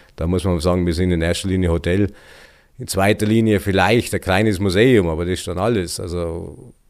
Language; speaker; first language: German; native; German